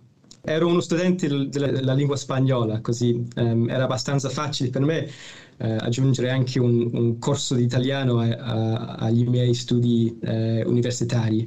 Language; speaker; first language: Italian; non-native, fluent; English